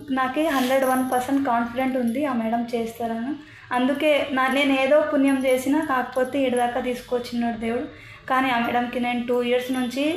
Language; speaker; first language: Telugu; non-native, local second language; Hindi